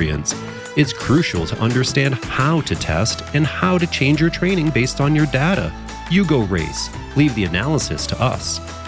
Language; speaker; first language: English; native; English